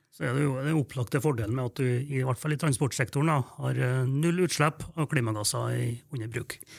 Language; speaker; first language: Norwegian; native; Norwegian